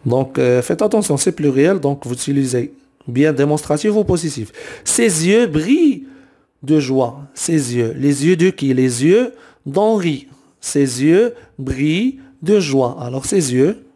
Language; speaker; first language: French; non-native, local second language; Arabic